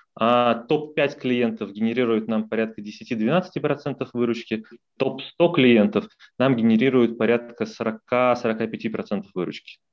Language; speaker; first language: Russian; native; Russian